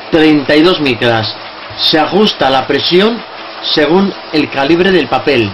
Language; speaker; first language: Spanish; native; Spanish